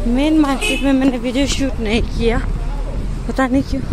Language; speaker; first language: Hindi; native; Hindi